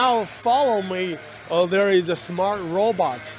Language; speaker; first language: English; non-native, fluent; Chinese